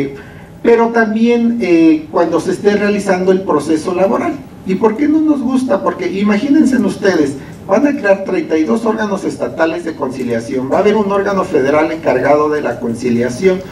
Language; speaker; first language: Spanish; native; Spanish